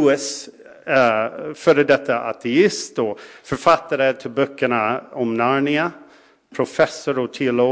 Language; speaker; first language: Swedish; non-native, fluent; English